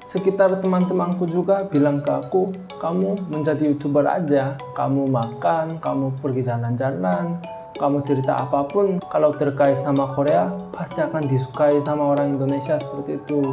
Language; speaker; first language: Indonesian; non-native, fluent; Korean